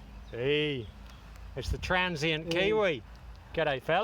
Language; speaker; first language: English; native; English